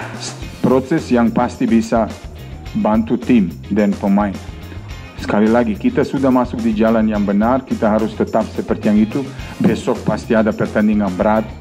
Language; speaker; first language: Indonesian; non-native, fluent; Serbian